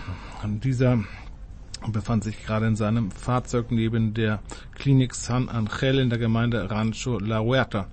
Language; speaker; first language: German; native; German